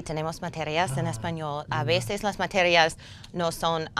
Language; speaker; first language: Spanish; non-native, learner; English